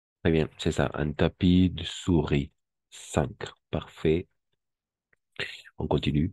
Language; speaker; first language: French; non-native, fluent; Spanish